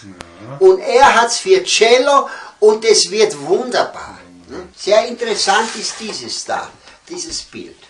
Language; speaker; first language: German; early bilingual, heritage; German